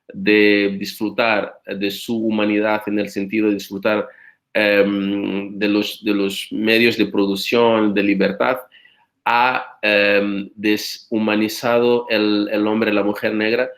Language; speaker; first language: Spanish; non-native, fluent; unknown